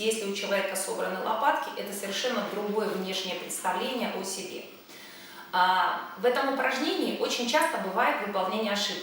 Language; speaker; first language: Russian; native; Russian